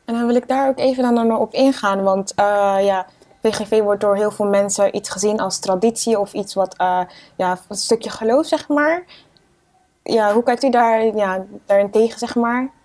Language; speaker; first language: Dutch; native; Dutch